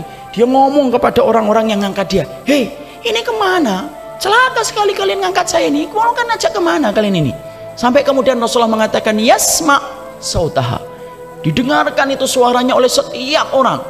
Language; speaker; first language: Indonesian; native; Indonesian